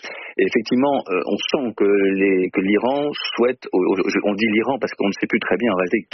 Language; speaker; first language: French; native; French